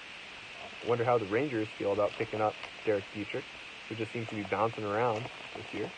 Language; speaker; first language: English; native; English